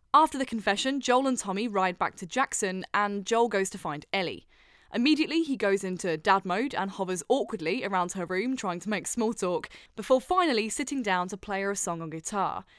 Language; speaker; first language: English; native; English